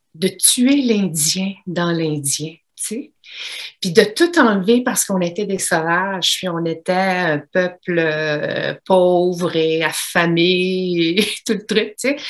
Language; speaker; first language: French; native; French